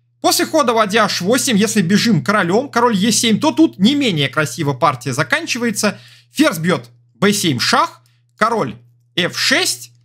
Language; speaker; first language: Russian; native; Russian